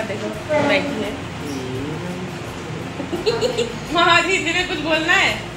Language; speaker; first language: Hindi; non-native, local second language; Bangla